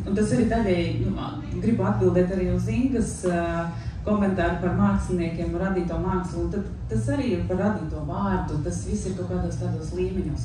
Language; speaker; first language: Latvian; non-native, local second language; Russian